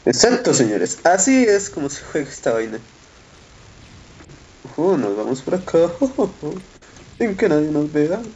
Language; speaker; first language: Spanish; native; Spanish